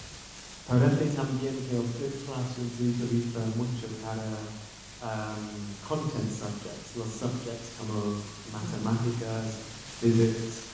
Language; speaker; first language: Spanish; non-native, fluent; English